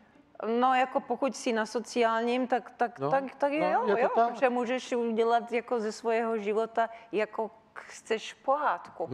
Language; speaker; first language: Czech; early bilingual, heritage; Czech